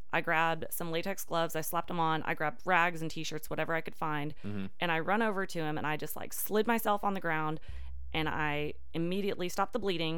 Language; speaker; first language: English; native; English